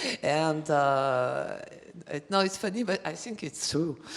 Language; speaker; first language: English; non-native, learner; French